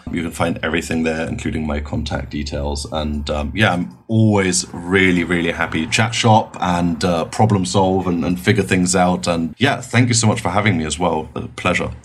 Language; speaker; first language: English; non-native, fluent; German